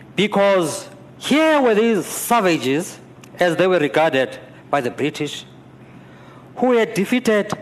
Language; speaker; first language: English; non-native, local second language; Xhosa